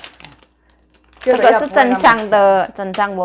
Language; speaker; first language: Chinese; non-native, learner; Javanese